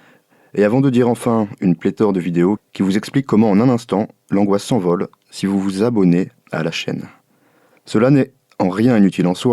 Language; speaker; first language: French; native; French